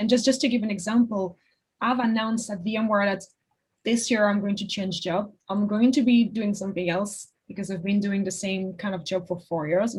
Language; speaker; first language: English; non-native, fluent; French